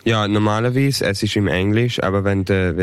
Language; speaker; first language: German; early bilingual, heritage; English